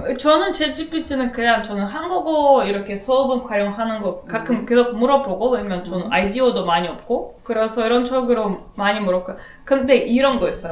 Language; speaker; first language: Korean; non-native, learner; Russian